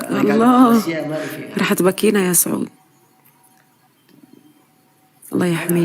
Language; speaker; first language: Arabic; native; Arabic